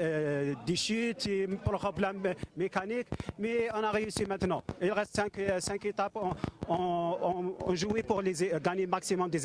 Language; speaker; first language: French; non-native, local second language; Arabic